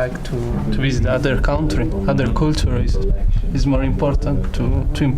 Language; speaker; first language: English; non-native, learner; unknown